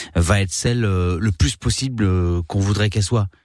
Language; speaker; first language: French; native; French